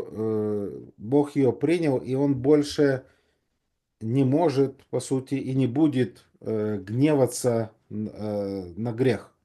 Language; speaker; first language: Russian; native; Russian